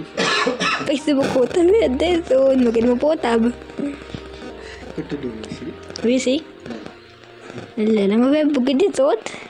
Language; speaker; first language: French; non-native, local second language; Morisyen